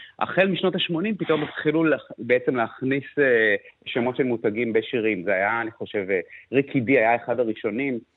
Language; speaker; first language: Hebrew; native; Hebrew